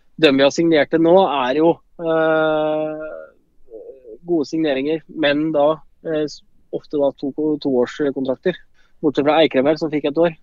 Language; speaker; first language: Norwegian; native; Norwegian